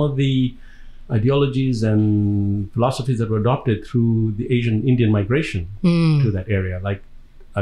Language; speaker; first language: English; non-native, local second language; Gujarati